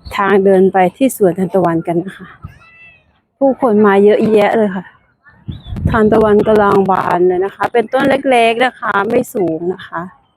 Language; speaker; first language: Thai; native; Thai